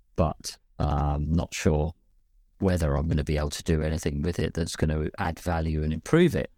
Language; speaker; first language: English; native; English